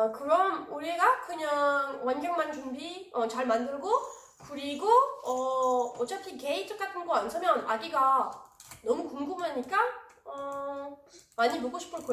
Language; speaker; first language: Korean; non-native, learner; French